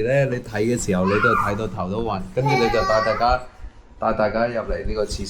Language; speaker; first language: Chinese; native; Chinese